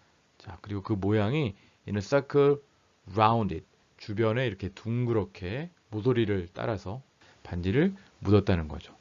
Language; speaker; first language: Korean; native; Korean